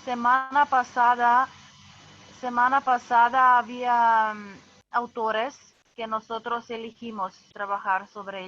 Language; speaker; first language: Spanish; non-native, fluent; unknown